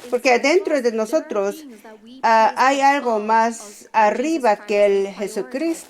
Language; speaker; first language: Spanish; non-native, fluent; Korean